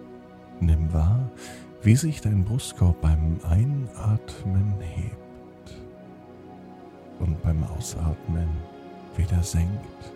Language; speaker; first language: German; native; German